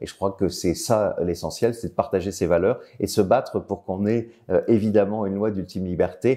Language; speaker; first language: French; native; French